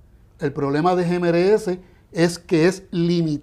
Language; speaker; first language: Spanish; native; Spanish